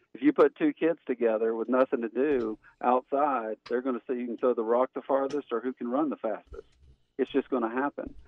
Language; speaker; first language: English; native; English